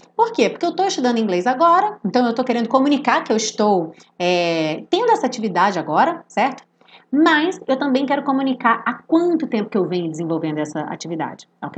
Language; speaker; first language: Portuguese; native; Portuguese